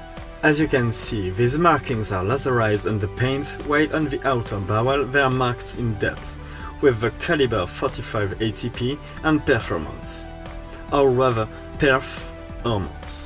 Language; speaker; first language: English; non-native, fluent; French